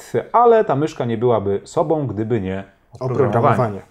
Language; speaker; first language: Polish; native; Polish